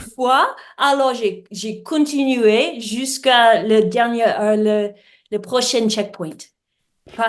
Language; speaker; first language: French; non-native, learner; English